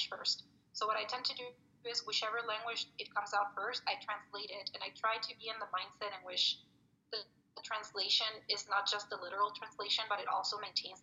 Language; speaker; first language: English; non-native, fluent; Spanish